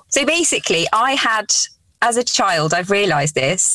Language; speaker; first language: English; native; English